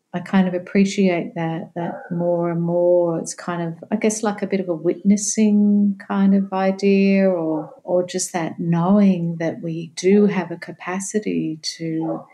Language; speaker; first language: English; native; English